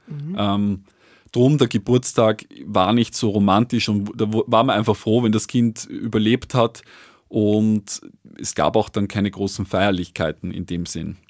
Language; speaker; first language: German; native; German